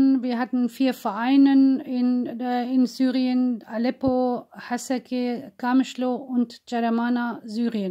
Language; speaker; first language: German; non-native, fluent; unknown